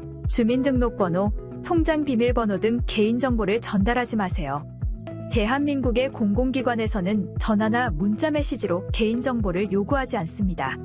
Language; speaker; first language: Korean; native; Korean